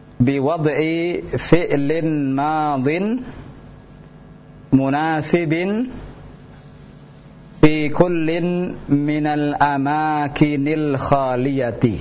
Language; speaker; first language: Arabic; non-native, fluent; Indonesian